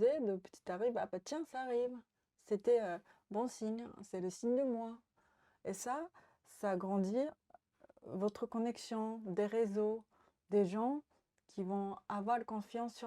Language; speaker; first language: French; non-native, fluent; Japanese